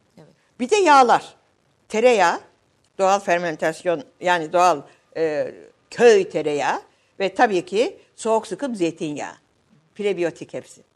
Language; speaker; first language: Turkish; native; Turkish